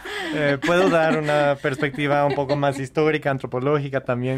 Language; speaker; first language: Spanish; non-native, fluent; English